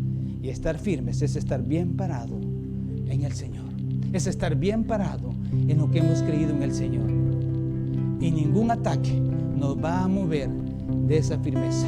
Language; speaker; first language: Spanish; native; Spanish